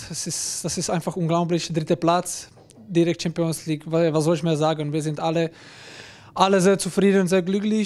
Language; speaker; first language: German; non-native, fluent; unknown